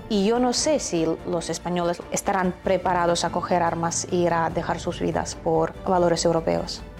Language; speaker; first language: Spanish; non-native, fluent; Ukrainian